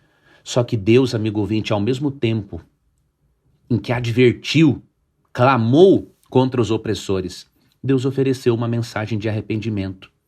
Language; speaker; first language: Portuguese; native; Portuguese